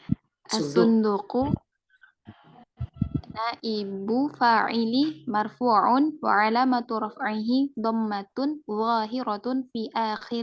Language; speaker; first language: Arabic; non-native, learner; Indonesian